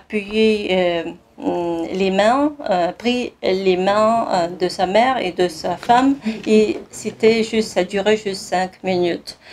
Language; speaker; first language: French; non-native, fluent; Kazakh